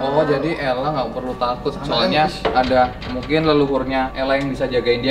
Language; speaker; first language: Indonesian; native; Indonesian